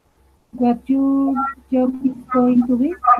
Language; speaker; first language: English; non-native, learner; Spanish